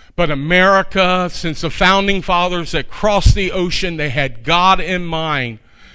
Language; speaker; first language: English; native; English